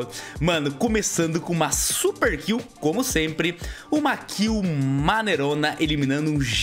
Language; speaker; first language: Portuguese; native; Portuguese